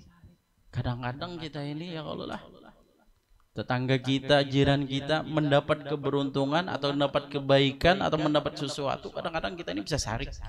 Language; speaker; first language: Indonesian; non-native, local second language; Banjar